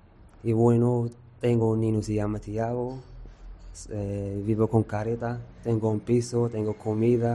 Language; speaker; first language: Spanish; non-native, learner; Arabic